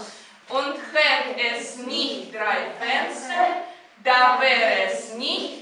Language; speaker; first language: German; non-native, fluent; Russian